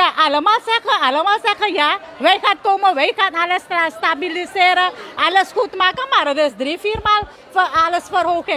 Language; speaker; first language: Dutch; non-native, local second language; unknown